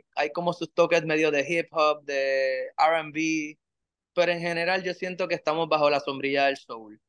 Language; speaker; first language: Spanish; native; Spanish